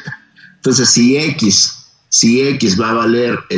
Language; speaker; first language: Spanish; native; Spanish